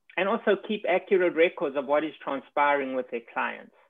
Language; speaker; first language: English; native; English